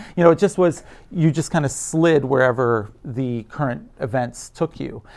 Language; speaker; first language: English; early bilingual, other home language; Arabic